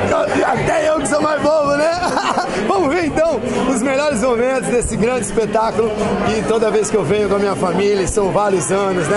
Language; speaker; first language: Portuguese; native; Portuguese